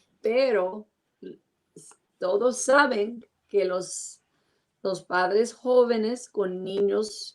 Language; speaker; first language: Spanish; non-native, learner; English